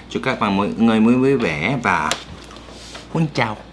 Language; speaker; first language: Vietnamese; non-native, learner; Korean